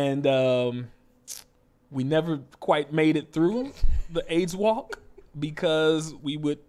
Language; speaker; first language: English; native; English